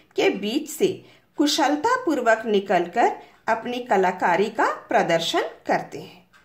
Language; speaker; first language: Hindi; native; Hindi